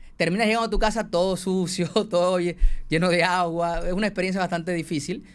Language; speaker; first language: Spanish; native; Spanish